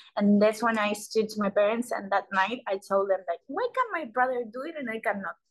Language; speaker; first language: English; non-native, learner; Spanish